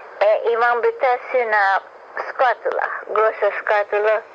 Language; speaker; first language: Italian; early bilingual, heritage; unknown